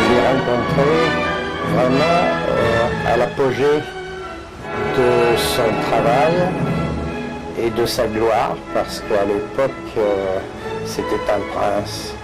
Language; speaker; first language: French; native; French